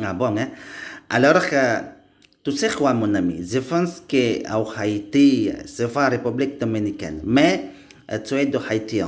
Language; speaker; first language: French; non-native, learner; Indonesian